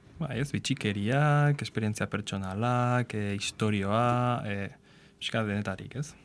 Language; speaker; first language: Basque; non-native, local second language; Spanish